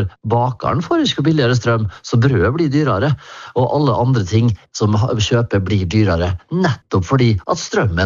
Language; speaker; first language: Norwegian; native; Norwegian